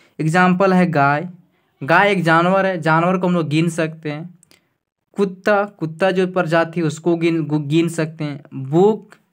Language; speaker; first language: Hindi; native; Hindi